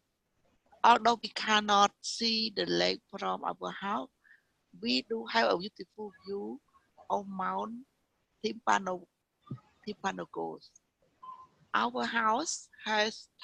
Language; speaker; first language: English; non-native, learner; Vietnamese